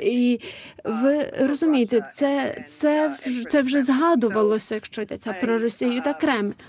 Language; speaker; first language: Ukrainian; non-native, fluent; English